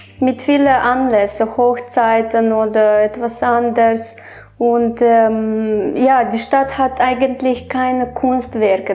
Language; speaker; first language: German; non-native, fluent; Romanian